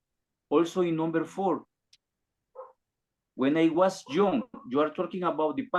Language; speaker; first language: English; non-native, learner; Spanish